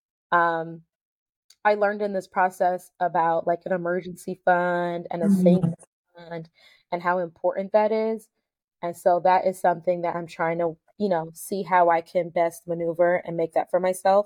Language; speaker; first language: English; native; English